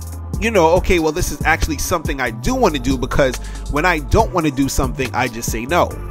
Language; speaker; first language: English; native; English